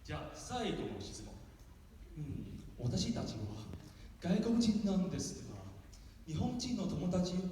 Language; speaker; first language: Japanese; non-native, learner; Min Nan Chinese